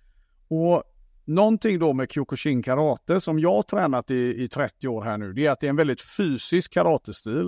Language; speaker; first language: Swedish; native; Swedish